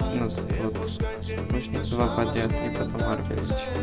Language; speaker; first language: Russian; non-native, fluent; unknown